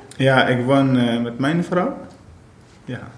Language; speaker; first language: Dutch; non-native, learner; Arabic